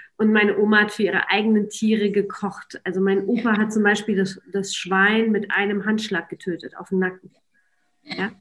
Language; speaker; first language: German; early bilingual, other home language; Polish